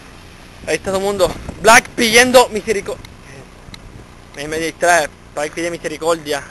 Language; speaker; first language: Spanish; native; Spanish